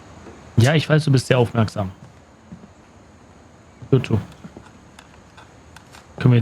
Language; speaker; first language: German; native; German